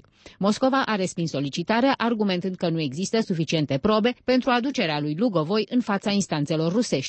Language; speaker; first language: Romanian; native; Romanian